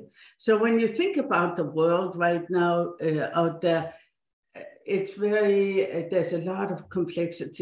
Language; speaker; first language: English; non-native, fluent; Danish